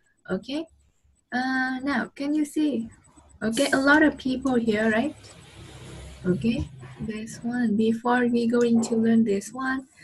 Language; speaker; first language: English; non-native, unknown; Vietnamese